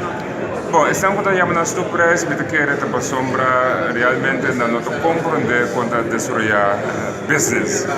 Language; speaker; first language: Portuguese; non-native, learner; Papiamento